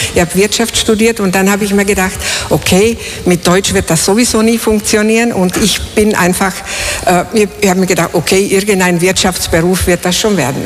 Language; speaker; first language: German; non-native, fluent; Slovak